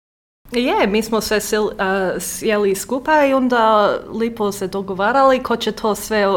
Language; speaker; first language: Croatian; early bilingual, heritage; Croatian